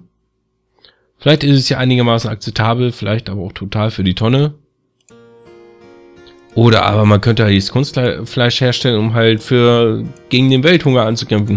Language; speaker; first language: German; native; German